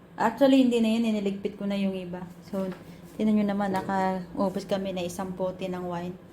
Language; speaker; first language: Filipino; non-native, local second language; Waray